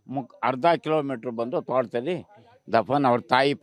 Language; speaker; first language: Kannada; native; Kannada